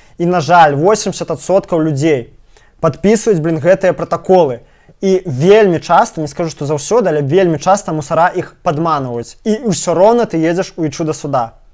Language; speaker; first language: Belarusian; non-native, local second language; Russian